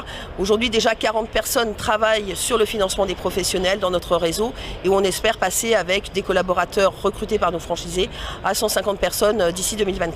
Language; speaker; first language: French; native; French